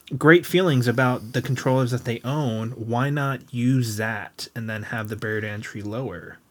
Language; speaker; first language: English; native; English